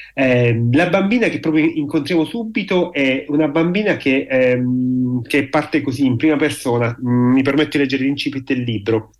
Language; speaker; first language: Italian; native; Italian